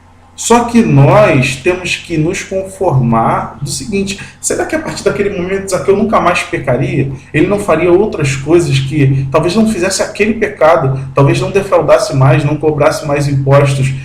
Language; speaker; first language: Portuguese; native; Portuguese